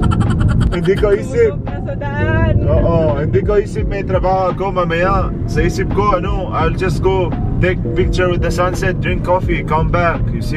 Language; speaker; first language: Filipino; non-native, learner; Arabic